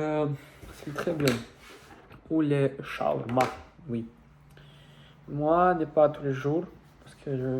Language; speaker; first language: French; non-native, learner; Russian